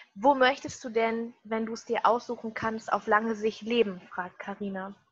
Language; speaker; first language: German; native; German